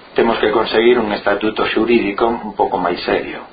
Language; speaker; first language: Galician; non-native, local second language; Spanish